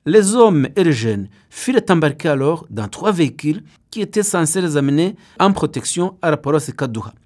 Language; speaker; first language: French; non-native, local second language; Kinyarwanda